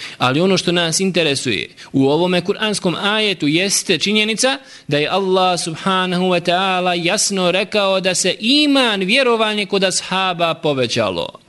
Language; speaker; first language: Bosnian; native; Bosnian